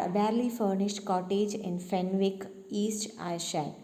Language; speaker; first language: English; non-native, local second language; Malayalam